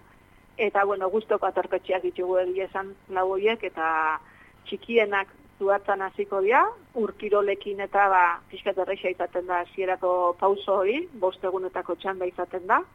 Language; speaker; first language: Basque; native; Basque